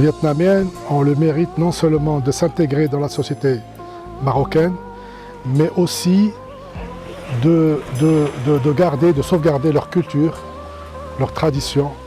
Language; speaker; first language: French; non-native, local second language; Arabic